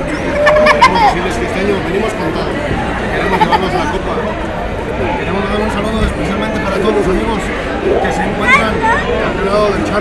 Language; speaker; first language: Spanish; native; Spanish